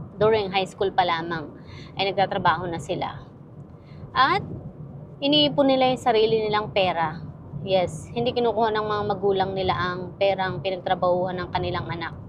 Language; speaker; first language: Filipino; native; Filipino